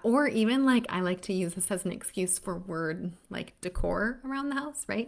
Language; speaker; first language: English; native; English